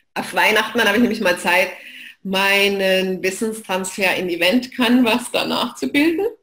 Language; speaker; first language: German; native; German